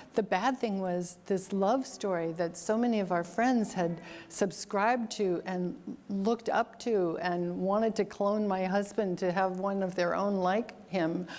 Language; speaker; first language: English; native; English